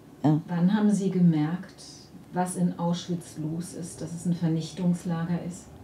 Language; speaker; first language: German; native; German